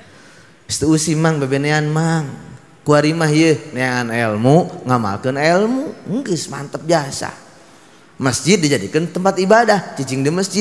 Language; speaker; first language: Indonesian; non-native, local second language; Sundanese